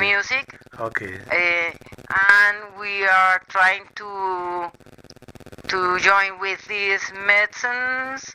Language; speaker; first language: English; non-native, learner; Spanish